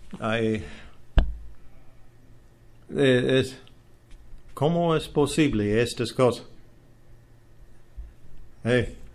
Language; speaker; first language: Spanish; non-native, learner; English